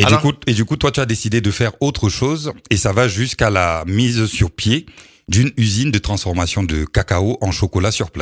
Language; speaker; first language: French; native; French